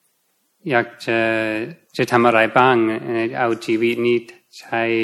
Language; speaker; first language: Thai; non-native, fluent; English